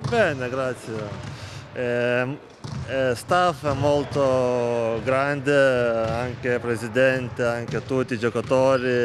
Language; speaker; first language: Italian; non-native, learner; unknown